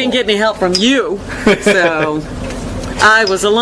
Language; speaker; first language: English; native; English